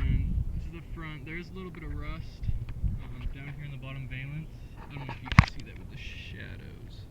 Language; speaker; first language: English; native; English